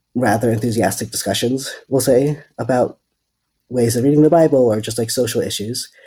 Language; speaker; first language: English; non-native, fluent; Dutch